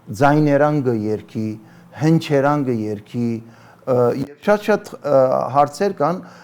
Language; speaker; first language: Armenian; early bilingual, heritage; Armenian